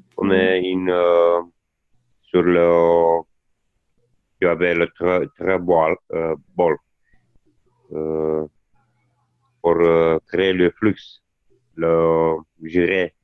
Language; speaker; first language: French; non-native, learner; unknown